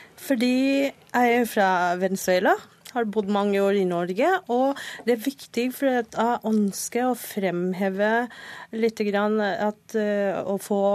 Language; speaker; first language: Norwegian; non-native, fluent; Spanish